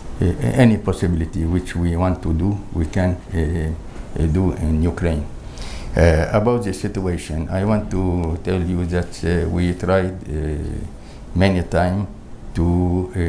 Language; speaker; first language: English; non-native, learner; Crimean Tatar